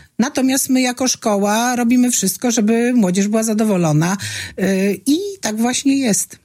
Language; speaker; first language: Polish; native; Polish